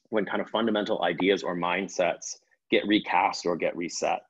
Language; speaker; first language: English; native; English